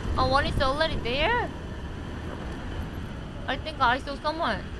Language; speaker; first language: English; non-native, learner; Korean